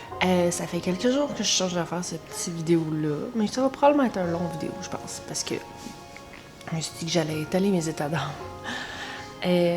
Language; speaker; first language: French; native; French